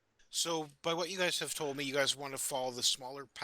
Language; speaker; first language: English; native; English